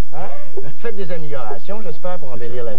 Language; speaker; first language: French; native; French